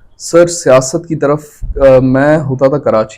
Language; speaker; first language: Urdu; non-native, local second language; Sindhi